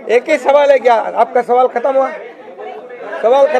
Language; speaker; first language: Hindi; non-native, local second language; Marathi